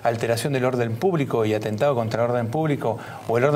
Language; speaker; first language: Spanish; native; Spanish